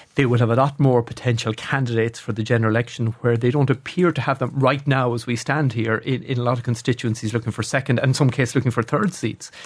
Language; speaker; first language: English; native; English